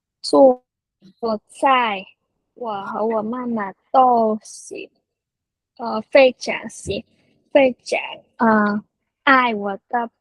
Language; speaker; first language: Chinese; non-native, learner; Vietnamese